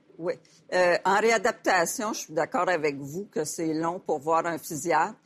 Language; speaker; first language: French; native; French